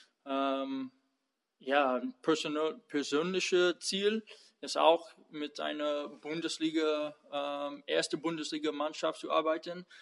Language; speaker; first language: German; non-native, learner; English